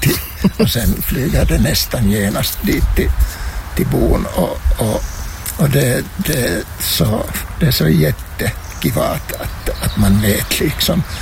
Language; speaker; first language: Swedish; non-native, local second language; Finnish